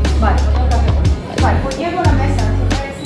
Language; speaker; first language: Spanish; native; Spanish